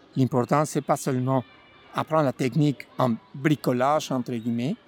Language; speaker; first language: French; non-native, fluent; Spanish